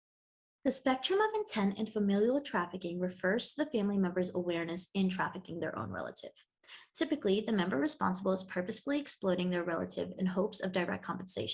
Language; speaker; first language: English; native; English